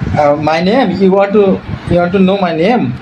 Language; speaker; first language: English; non-native, learner; Bangla